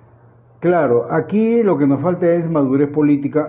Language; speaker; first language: Spanish; native; Spanish